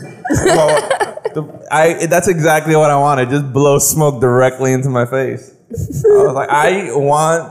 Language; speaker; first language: English; native; English